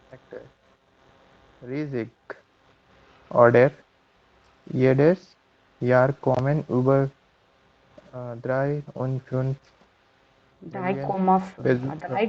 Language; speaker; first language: German; non-native, learner; Hindi